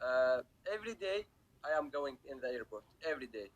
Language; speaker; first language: English; non-native, learner; Arabic